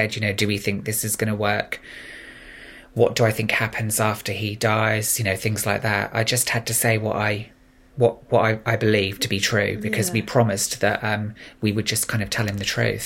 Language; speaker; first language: English; native; English